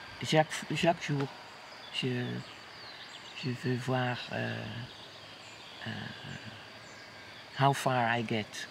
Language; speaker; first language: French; non-native, learner; Western Frisian